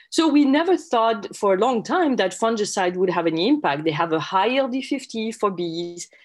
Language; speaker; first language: English; non-native, fluent; French